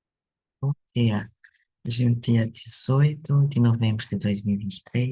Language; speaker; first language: Portuguese; native; Portuguese